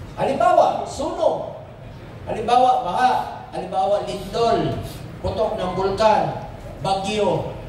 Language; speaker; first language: Filipino; non-native, local second language; Cebuano